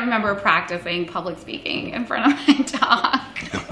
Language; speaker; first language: English; non-native, local second language; Hindi